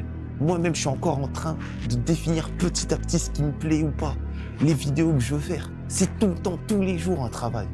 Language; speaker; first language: French; native; French